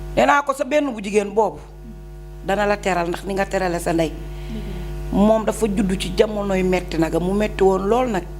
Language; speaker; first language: Wolof; native; Wolof